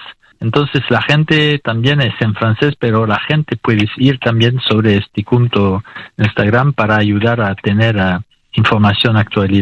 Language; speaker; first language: Spanish; non-native, fluent; French